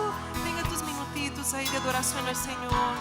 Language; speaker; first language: Spanish; native; Spanish